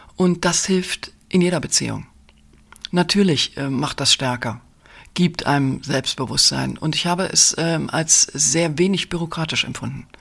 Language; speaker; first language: German; native; German